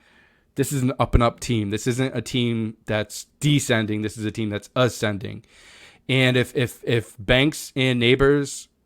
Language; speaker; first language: English; native; English